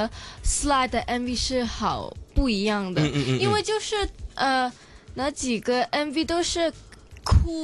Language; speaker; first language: Chinese; non-native, local second language; Cantonese